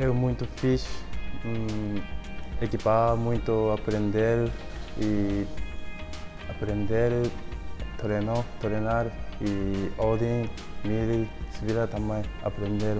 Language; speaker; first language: Portuguese; non-native, learner; Japanese